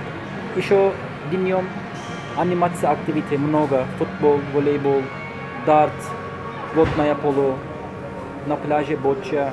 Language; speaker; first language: Russian; non-native, local second language; Turkish